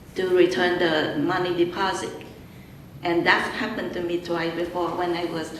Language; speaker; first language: English; non-native, learner; Vietnamese